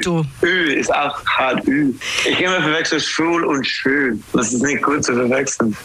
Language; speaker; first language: German; non-native, learner; English